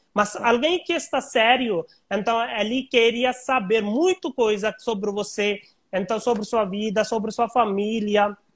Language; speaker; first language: Portuguese; non-native, learner; Hindi